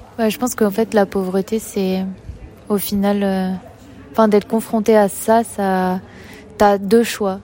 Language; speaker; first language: French; native; French